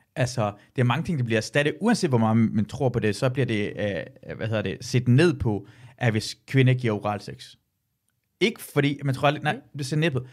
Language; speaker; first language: Danish; early bilingual, other home language; Persian